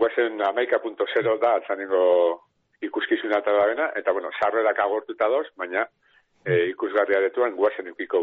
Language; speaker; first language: Basque; native; Basque